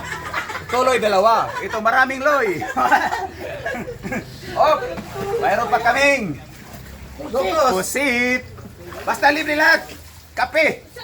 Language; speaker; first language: Filipino; non-native, local second language; Cebuano